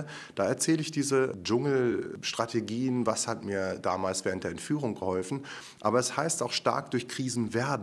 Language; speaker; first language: German; native; German